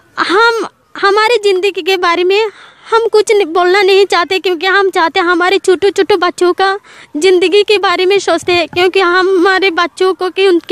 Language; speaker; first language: Hindi; non-native, learner; Rohingya